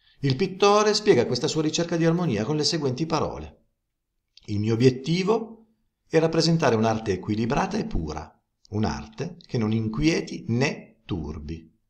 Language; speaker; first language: Italian; native; Italian